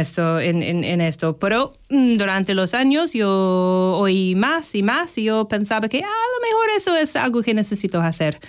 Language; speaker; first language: Spanish; non-native, learner; English